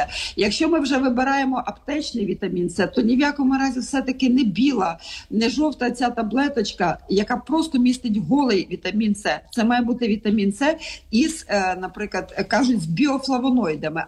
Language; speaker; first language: Ukrainian; native; Ukrainian